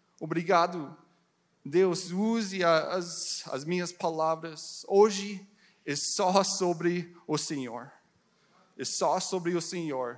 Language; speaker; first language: Portuguese; non-native, learner; English